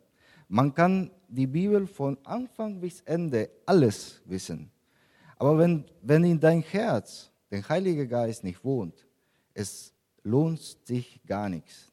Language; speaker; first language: German; non-native, fluent; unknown